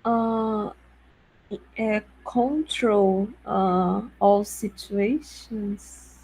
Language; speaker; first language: English; non-native, learner; Portuguese